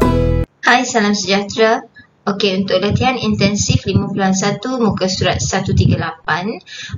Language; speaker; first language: Malay; native; Malay